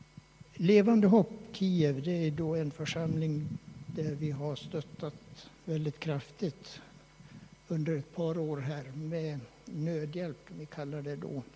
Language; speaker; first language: Swedish; native; Swedish